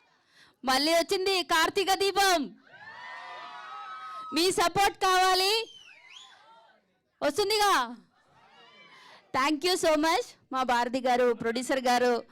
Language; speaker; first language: Telugu; non-native, fluent; Malayalam